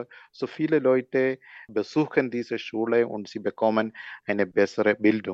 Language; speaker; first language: German; non-native, learner; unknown